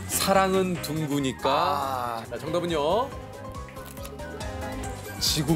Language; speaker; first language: Korean; native; Korean